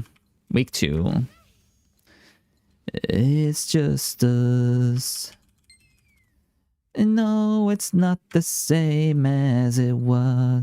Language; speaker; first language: English; native; English